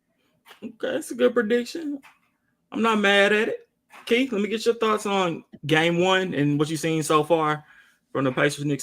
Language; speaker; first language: English; native; English